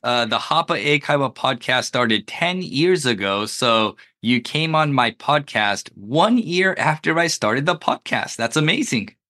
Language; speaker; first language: English; early bilingual, other home language; Japanese